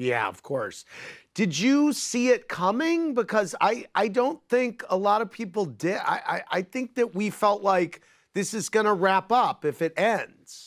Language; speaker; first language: English; native; English